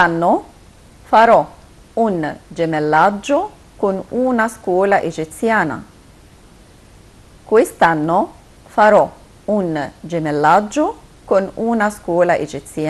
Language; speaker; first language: Italian; non-native, fluent; Arabic